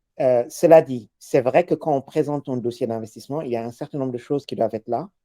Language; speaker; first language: French; non-native, local second language; Wolof